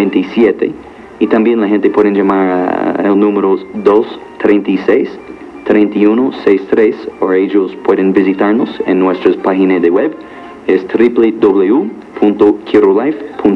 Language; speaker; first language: Spanish; non-native, fluent; English